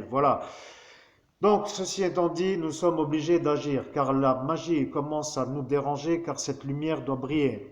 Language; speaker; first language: French; native; French